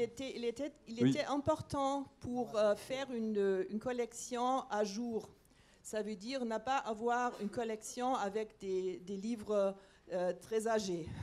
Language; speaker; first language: French; non-native, fluent; German